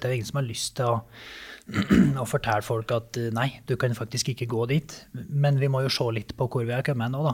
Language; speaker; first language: Norwegian; native; Norwegian